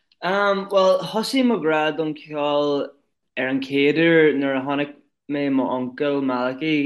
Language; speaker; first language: Irish; non-native, local second language; English